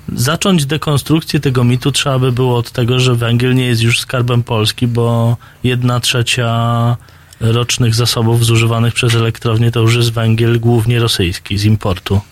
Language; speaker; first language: Polish; native; Polish